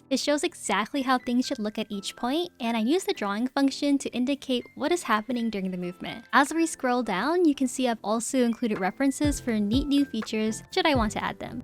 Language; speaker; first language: English; native; English